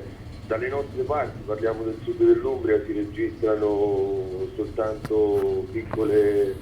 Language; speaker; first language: Italian; native; Italian